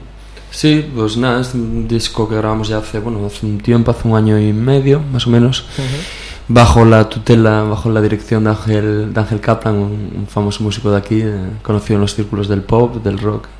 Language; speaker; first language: Spanish; native; Spanish